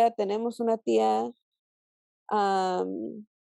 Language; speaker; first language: Spanish; early bilingual, heritage; Spanish